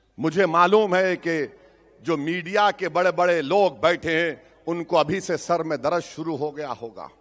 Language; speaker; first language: Hindi; non-native, local second language; Urdu